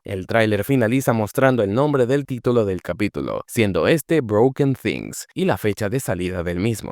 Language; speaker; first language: Spanish; native; Spanish